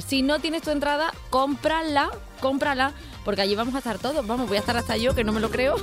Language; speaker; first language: Spanish; native; Spanish